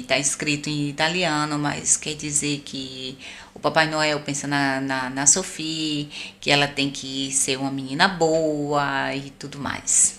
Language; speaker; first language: Portuguese; native; Portuguese